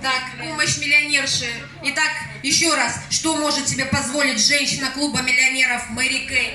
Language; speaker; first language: Russian; native; Russian